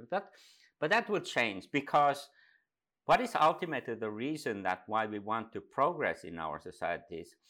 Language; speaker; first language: English; non-native, fluent; Finnish